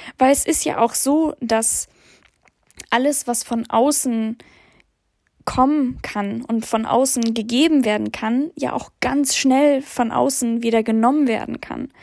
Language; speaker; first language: German; early bilingual, other home language; English